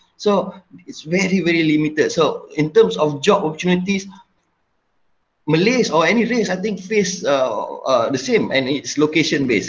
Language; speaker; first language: English; non-native, local second language; Malay